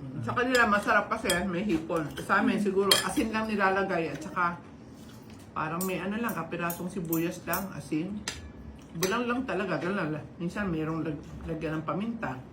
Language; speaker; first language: Filipino; native; Filipino